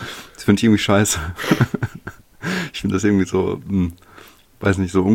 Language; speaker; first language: German; native; German